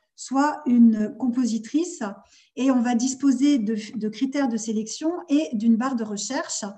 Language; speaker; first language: French; native; French